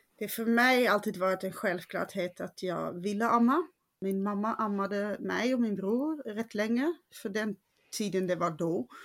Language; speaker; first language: Swedish; non-native, fluent; Dutch